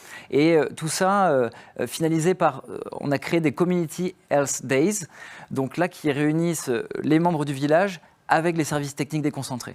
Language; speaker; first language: French; native; French